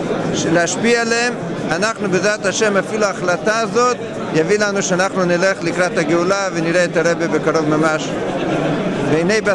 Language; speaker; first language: Hebrew; non-native, fluent; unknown